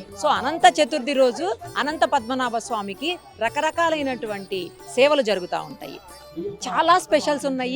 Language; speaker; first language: Telugu; native; Telugu